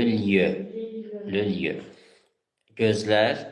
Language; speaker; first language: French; non-native, fluent; Azerbaijani